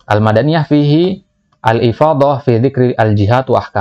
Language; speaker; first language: Arabic; non-native, fluent; Indonesian